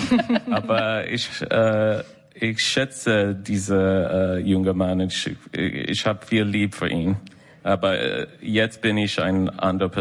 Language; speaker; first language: German; non-native, learner; English